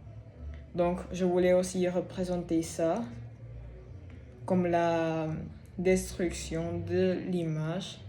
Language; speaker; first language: French; non-native, fluent; Spanish